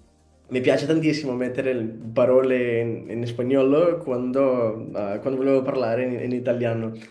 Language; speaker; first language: Italian; non-native, learner; Spanish